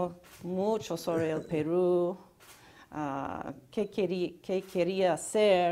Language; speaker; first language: Spanish; non-native, fluent; English